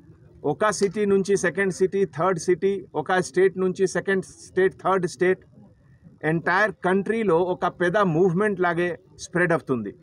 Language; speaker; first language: Telugu; non-native, fluent; Hindi